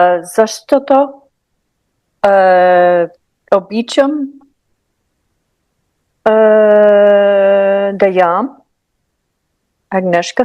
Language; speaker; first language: Bulgarian; non-native, learner; English